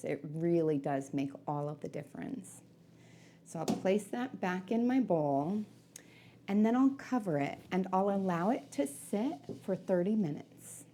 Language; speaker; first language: English; native; English